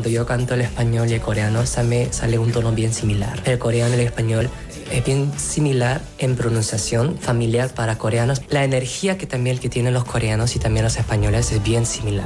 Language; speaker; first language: Spanish; non-native, learner; Korean